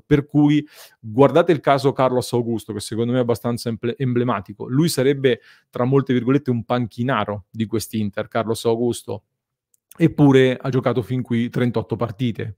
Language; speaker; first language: Italian; native; Italian